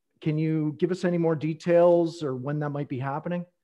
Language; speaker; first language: English; native; English